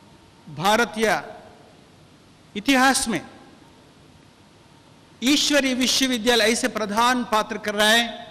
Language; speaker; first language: Hindi; non-native, local second language; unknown